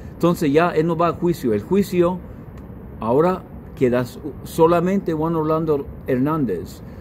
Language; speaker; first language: Spanish; non-native, fluent; English